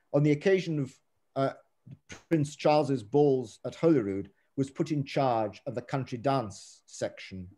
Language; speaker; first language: English; native; English